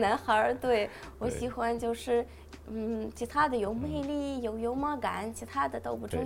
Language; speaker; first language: Chinese; non-native, fluent; Russian